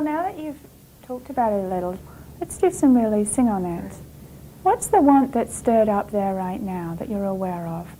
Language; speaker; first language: English; native; English